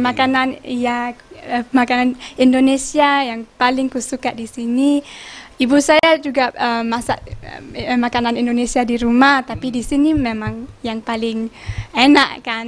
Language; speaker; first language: Indonesian; early bilingual, heritage; Indonesian